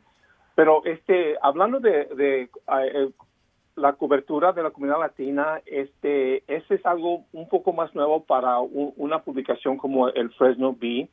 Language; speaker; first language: Spanish; early bilingual, heritage; Spanish